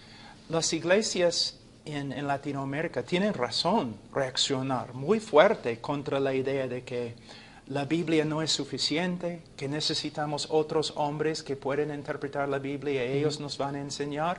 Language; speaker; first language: Spanish; non-native, fluent; English